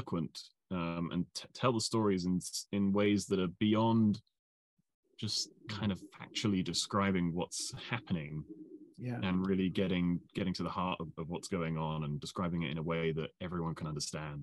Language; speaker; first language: English; native; English